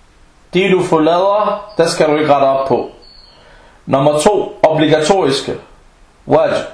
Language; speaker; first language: Danish; non-native, fluent; Arabic